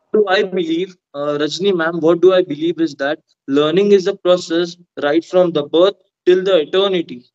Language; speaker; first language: English; non-native, local second language; Hindi